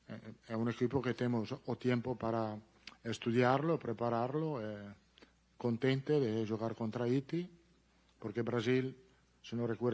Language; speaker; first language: Portuguese; non-native, learner; Italian